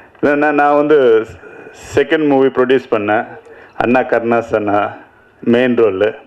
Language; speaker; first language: Tamil; non-native, learner; Telugu